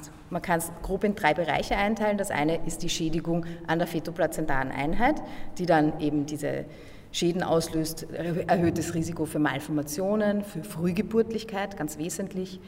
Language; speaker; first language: German; native; German